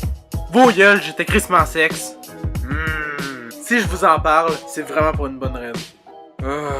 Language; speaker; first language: French; native; French